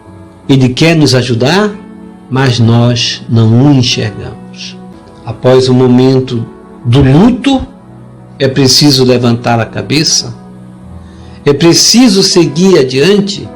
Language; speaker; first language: Portuguese; native; Portuguese